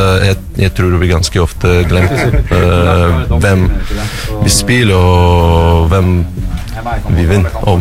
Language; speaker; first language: Norwegian; non-native, learner; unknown